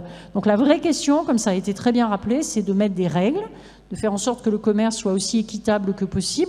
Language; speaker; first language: French; native; French